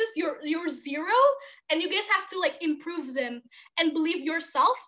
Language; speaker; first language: English; non-native, fluent; Indonesian